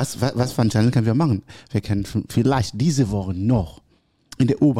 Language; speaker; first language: German; non-native, learner; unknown